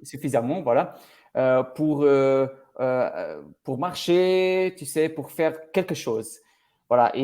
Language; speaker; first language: French; non-native, learner; Portuguese